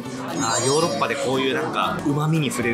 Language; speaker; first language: Japanese; native; Japanese